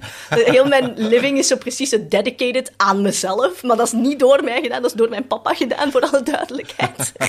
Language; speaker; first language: Dutch; early bilingual, other home language; Cantonese